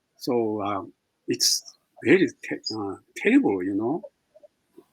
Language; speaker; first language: English; non-native, fluent; Japanese